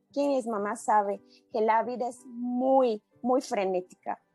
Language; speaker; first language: Spanish; non-native, learner; Portuguese